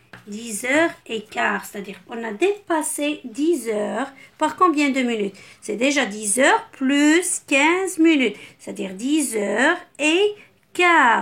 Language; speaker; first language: French; non-native, local second language; Arabic